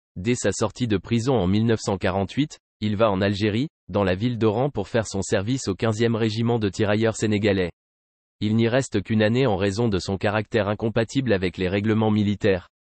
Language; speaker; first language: French; native; French